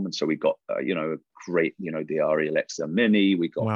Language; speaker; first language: English; native; English